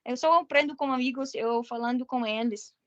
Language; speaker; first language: Portuguese; non-native, learner; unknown